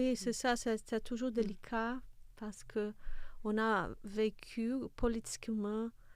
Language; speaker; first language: French; non-native, fluent; Portuguese